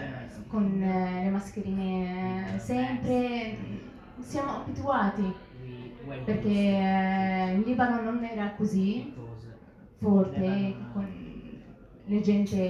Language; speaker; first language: Italian; non-native, learner; Arabic